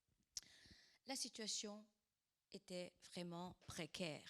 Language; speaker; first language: French; non-native, fluent; Portuguese